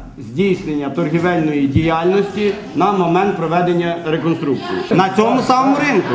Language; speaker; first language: Ukrainian; native; Ukrainian